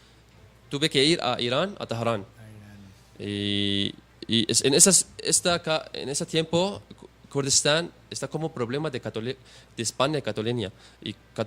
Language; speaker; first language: Spanish; non-native, learner; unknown